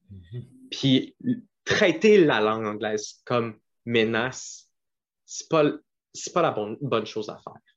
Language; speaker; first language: French; non-native, local second language; English